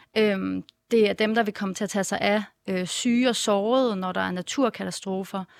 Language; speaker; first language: Danish; native; Danish